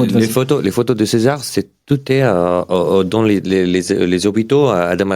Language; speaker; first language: French; non-native, learner; Arabic